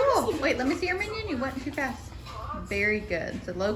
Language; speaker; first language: English; native; English